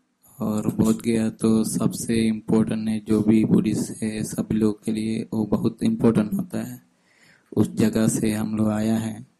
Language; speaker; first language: Hindi; non-native, fluent; Sinhala